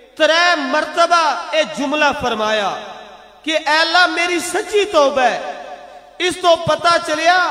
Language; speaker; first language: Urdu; non-native, local second language; Punjabi